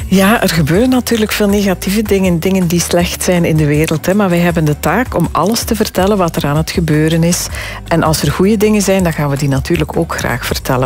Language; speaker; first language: Dutch; native; Dutch